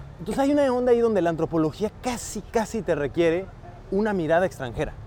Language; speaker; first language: Spanish; native; Spanish